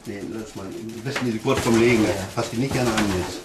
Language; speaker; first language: German; native; German